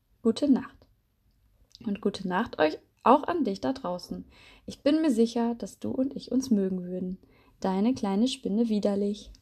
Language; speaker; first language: German; native; German